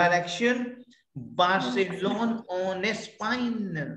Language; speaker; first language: French; non-native, fluent; Hindi